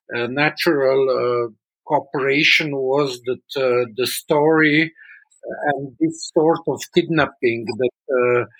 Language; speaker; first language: English; non-native, fluent; Slovenian